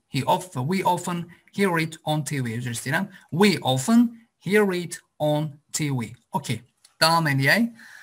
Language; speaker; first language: English; non-native, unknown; Azerbaijani